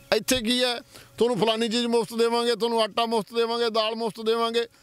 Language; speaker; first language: Punjabi; native; Punjabi